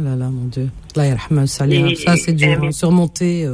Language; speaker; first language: French; native; French